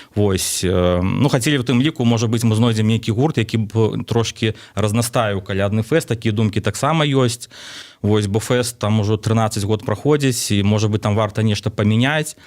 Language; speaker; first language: Belarusian; non-native, local second language; Russian